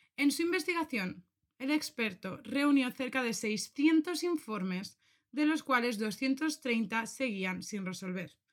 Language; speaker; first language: Spanish; native; Spanish